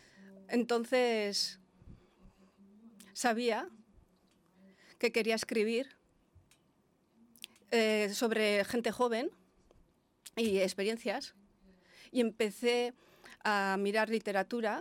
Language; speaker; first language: Spanish; non-native, fluent; Lithuanian